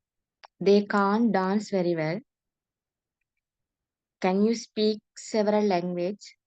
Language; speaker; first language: English; non-native, learner; Tamil